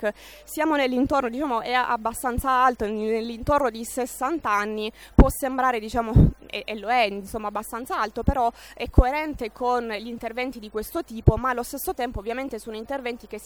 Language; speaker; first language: Italian; native; Italian